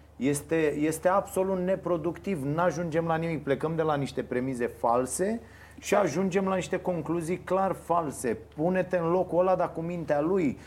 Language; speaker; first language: Romanian; native; Romanian